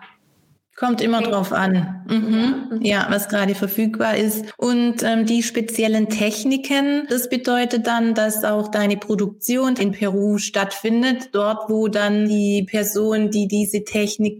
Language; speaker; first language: German; native; German